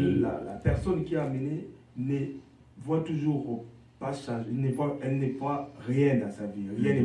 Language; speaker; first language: French; non-native, local second language; Lingala